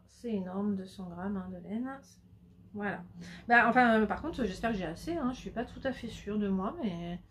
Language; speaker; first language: French; native; French